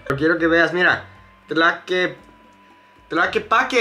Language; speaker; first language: Spanish; non-native, fluent; English